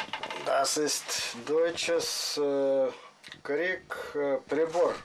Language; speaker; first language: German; non-native, learner; Russian